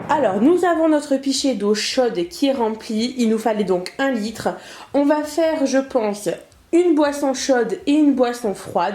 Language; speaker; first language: French; native; French